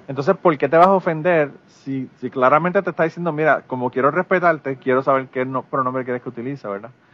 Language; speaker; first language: Spanish; native; Spanish